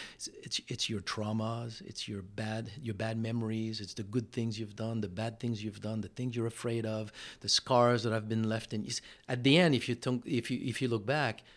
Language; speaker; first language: English; non-native, fluent; French